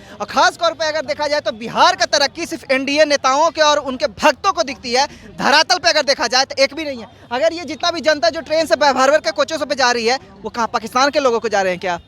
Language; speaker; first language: Hindi; native; Hindi